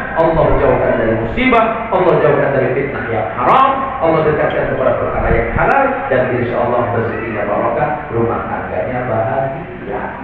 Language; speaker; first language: Indonesian; non-native, local second language; Madurese